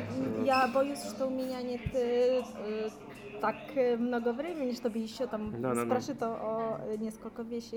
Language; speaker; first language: Russian; non-native, learner; Polish